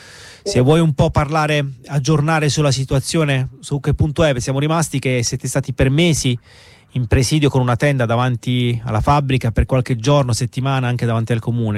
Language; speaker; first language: Italian; native; Italian